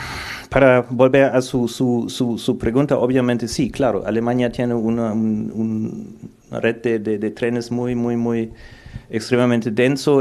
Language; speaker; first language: Spanish; non-native, fluent; German